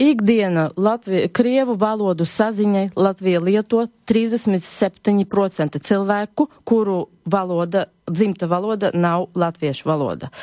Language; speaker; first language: Latvian; non-native, local second language; Russian